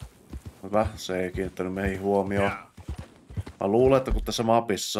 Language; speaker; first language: Finnish; native; Finnish